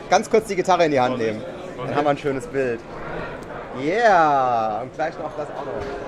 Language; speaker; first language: German; native; German